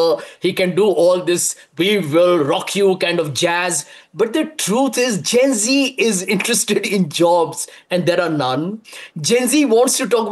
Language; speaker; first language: English; non-native, local second language; Hindi